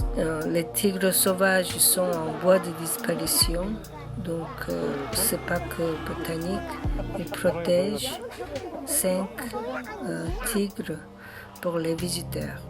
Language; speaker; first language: French; non-native, learner; Korean